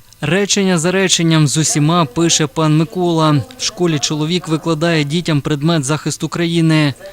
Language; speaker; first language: Ukrainian; native; Ukrainian